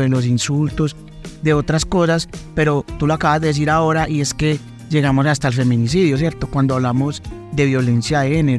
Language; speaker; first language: Spanish; native; Spanish